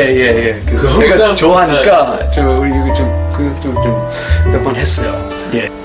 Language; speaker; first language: Korean; non-native, fluent; English